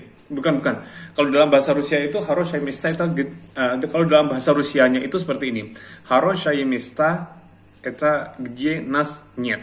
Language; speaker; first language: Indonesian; non-native, local second language; Javanese